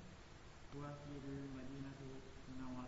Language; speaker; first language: Arabic; non-native, learner; Indonesian